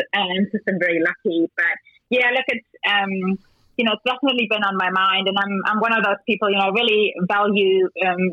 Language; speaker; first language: English; non-native, fluent; German